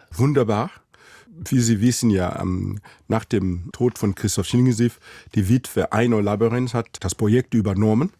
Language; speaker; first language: German; non-native, fluent; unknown